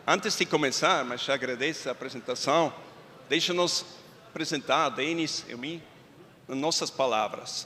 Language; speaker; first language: Portuguese; non-native, fluent; Swiss German